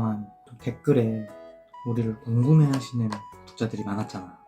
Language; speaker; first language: Korean; native; Korean